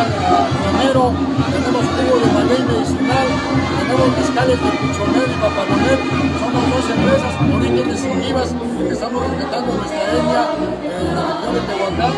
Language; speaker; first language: Spanish; native; Spanish